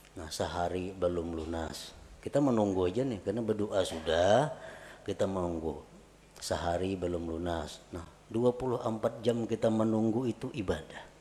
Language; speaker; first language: Indonesian; non-native, local second language; Banjar